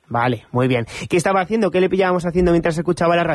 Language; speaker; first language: Spanish; native; Spanish